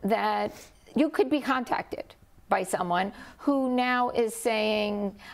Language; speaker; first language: English; native; English